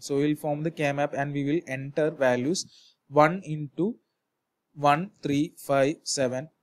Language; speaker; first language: English; non-native, local second language; Malayalam